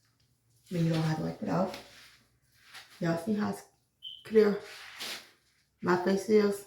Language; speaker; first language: English; native; English